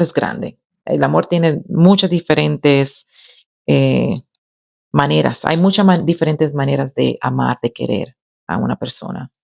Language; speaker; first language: Spanish; early bilingual, other home language; English